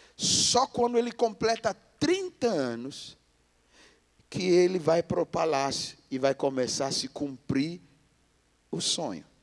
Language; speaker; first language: Portuguese; non-native, fluent; English